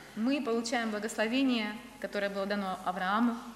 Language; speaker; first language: Russian; native; Russian